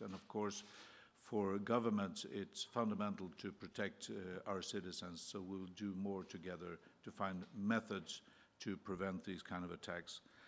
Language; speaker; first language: English; non-native, fluent; Swedish